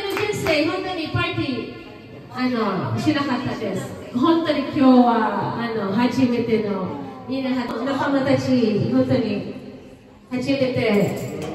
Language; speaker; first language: Japanese; non-native, learner; Filipino